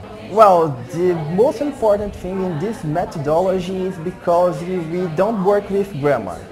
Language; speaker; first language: English; non-native, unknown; Portuguese